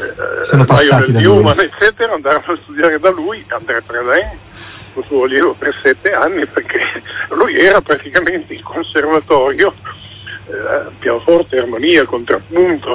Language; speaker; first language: Italian; native; Italian